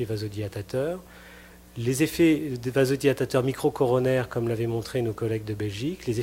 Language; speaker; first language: French; native; French